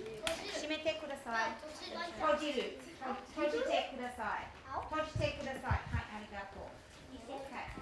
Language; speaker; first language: Japanese; non-native, fluent; English